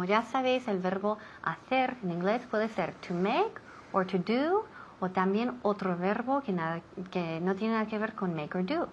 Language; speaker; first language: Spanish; non-native, fluent; English